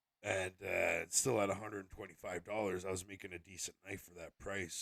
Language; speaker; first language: English; native; English